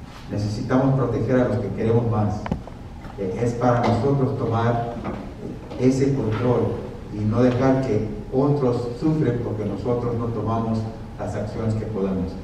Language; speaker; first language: Spanish; early bilingual, heritage; Spanish